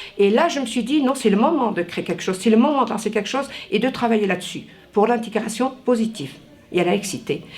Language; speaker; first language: French; native; French